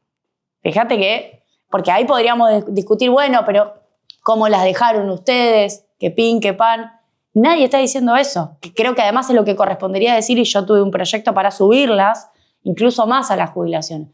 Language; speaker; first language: Spanish; native; Spanish